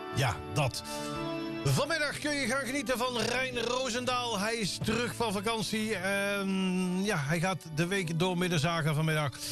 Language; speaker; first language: Dutch; native; Dutch